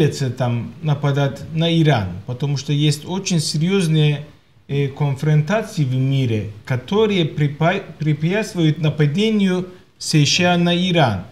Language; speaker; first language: Russian; non-native, fluent; Turkish